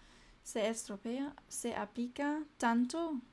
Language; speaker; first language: Spanish; non-native, learner; English